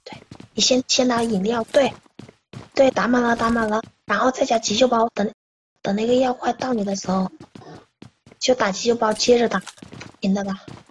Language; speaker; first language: Chinese; native; Chinese